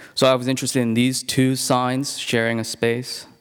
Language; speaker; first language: English; non-native, local second language; Cantonese